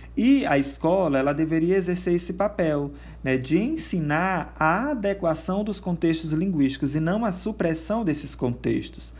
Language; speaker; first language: Portuguese; native; Portuguese